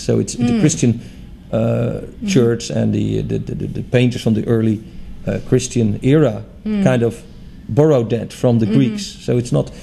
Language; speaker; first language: English; non-native, fluent; Dutch